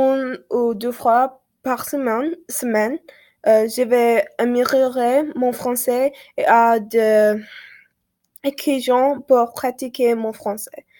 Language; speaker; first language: French; non-native, learner; English